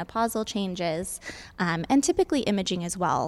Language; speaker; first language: English; native; English